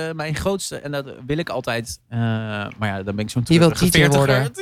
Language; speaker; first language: Dutch; native; Dutch